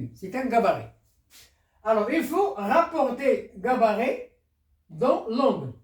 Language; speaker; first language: French; non-native, local second language; Arabic